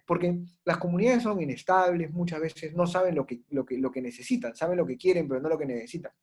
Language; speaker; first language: Spanish; native; Spanish